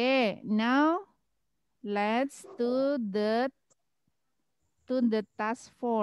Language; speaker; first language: English; non-native, fluent; Indonesian